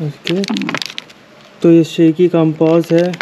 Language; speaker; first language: Hindi; native; Hindi